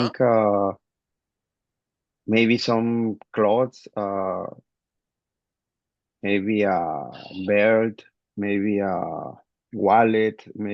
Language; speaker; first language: English; non-native, learner; Spanish